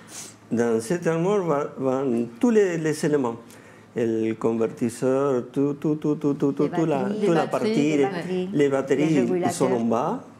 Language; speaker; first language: French; non-native, fluent; Spanish